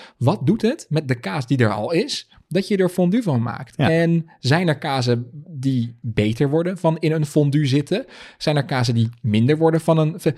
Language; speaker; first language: Dutch; native; Dutch